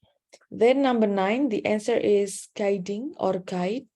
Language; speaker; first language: English; non-native, fluent; Indonesian